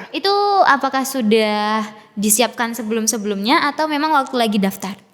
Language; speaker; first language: Indonesian; native; Indonesian